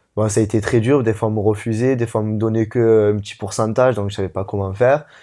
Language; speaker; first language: French; native; French